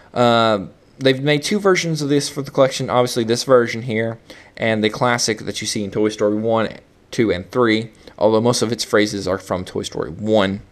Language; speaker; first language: English; native; English